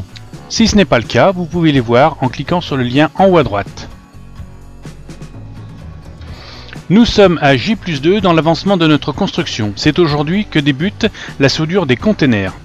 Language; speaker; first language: French; native; French